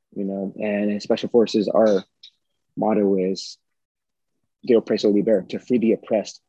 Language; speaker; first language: English; native; English